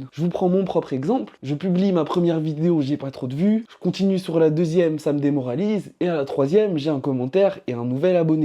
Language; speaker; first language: French; native; French